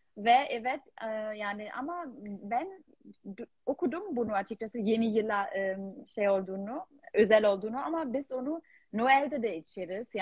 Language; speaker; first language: Turkish; non-native, fluent; German